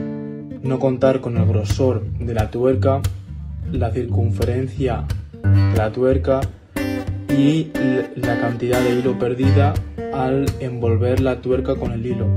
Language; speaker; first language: Spanish; native; Spanish